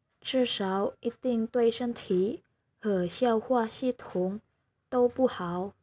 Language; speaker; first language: Chinese; non-native, learner; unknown